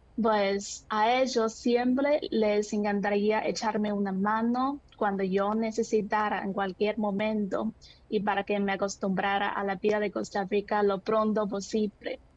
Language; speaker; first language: Spanish; non-native, fluent; Chinese